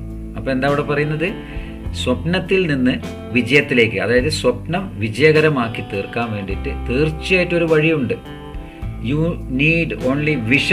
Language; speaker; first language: Malayalam; native; Malayalam